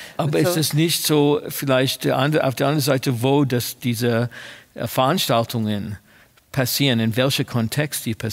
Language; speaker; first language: German; non-native, fluent; English